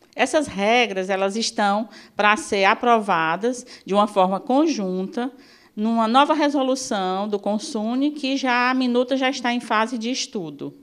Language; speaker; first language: Portuguese; native; Portuguese